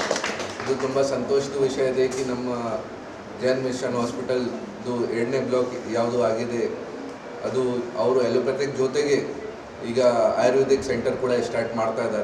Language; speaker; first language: Kannada; non-native, fluent; Hindi